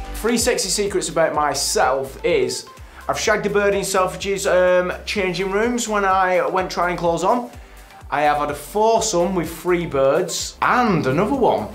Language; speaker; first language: English; native; English